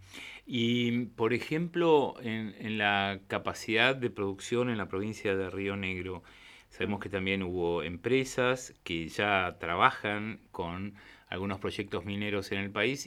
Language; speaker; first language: Spanish; native; Spanish